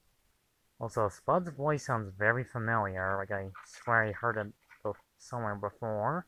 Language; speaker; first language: English; native; English